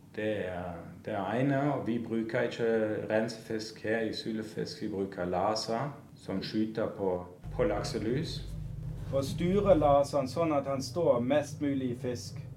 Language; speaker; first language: Norwegian; non-native, fluent; German